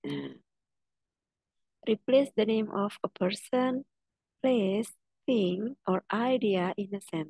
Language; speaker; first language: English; non-native, fluent; Indonesian